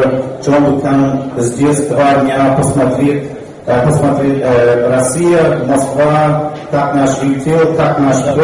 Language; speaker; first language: Russian; non-native, learner; English